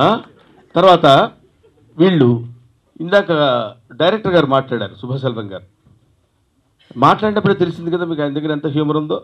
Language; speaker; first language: Telugu; native; Telugu